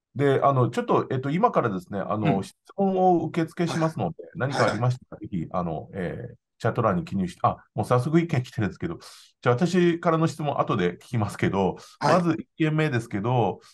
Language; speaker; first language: Japanese; non-native, fluent; Chinese